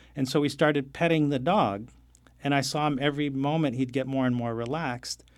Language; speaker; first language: English; non-native, fluent; Arabic